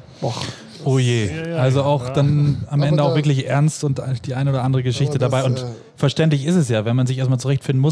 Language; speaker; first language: German; native; German